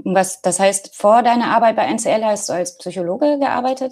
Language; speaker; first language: German; native; German